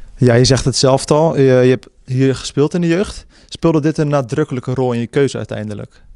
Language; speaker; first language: Dutch; native; Dutch